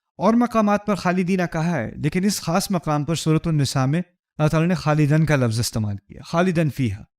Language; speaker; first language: Urdu; early bilingual, heritage; Urdu